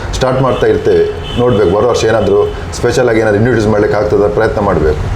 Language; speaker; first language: Kannada; native; Kannada